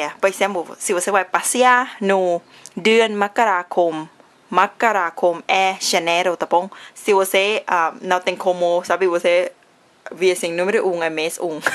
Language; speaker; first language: Portuguese; non-native, learner; Thai